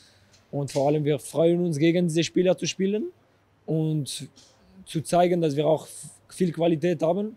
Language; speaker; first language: German; non-native, local second language; French